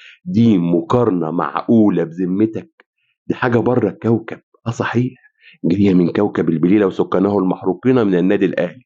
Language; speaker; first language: Arabic; native; Arabic